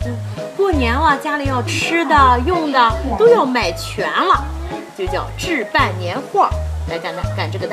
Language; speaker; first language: Chinese; native; Chinese